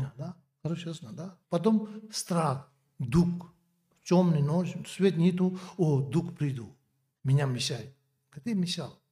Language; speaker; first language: Russian; non-native, learner; Tibetan